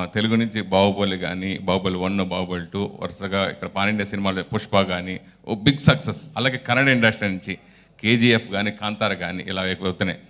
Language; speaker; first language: Telugu; native; Telugu